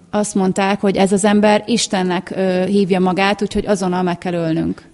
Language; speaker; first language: Hungarian; native; Hungarian